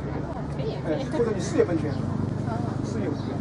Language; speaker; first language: Chinese; native; Chinese